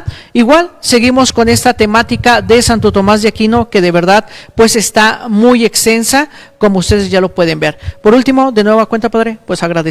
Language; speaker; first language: Spanish; native; Spanish